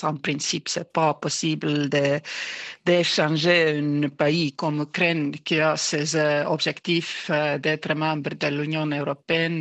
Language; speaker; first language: French; non-native, fluent; Estonian